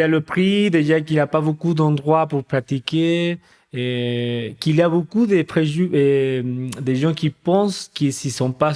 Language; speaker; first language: French; non-native, fluent; Spanish